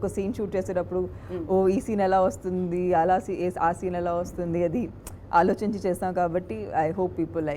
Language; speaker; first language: Telugu; non-native, fluent; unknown